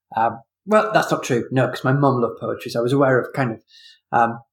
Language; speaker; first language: English; native; English